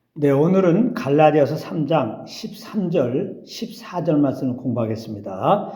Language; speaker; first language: Korean; native; Korean